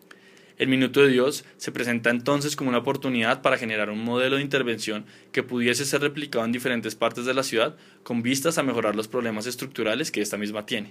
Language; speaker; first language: Spanish; native; Spanish